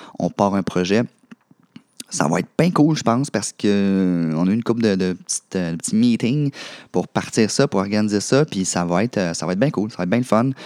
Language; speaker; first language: French; native; French